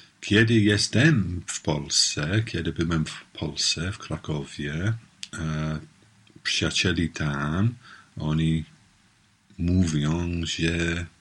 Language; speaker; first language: Polish; non-native, learner; English